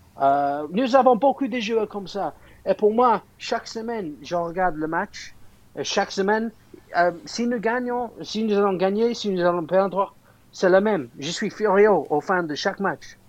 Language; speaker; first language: French; non-native, fluent; English